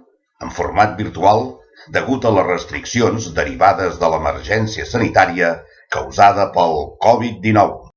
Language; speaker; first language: Catalan; native; Catalan